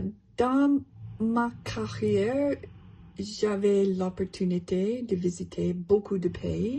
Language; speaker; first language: French; non-native, learner; English